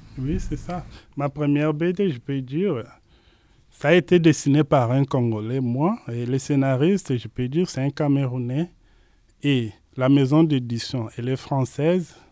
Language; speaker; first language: French; non-native, local second language; Lingala